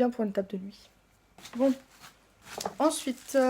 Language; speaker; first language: French; native; French